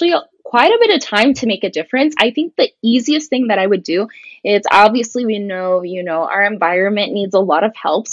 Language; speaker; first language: English; native; English